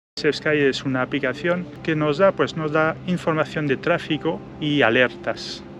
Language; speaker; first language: Spanish; non-native, fluent; French